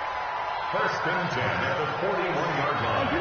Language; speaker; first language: English; native; English